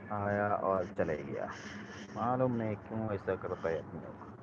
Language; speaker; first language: Hindi; non-native, learner; Bangla